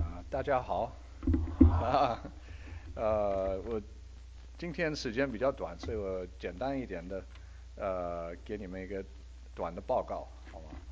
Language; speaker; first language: Chinese; early bilingual, heritage; Chinese